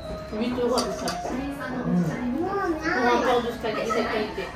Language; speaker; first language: French; native; French